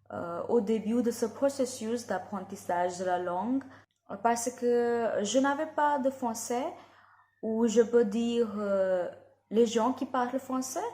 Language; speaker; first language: French; non-native, learner; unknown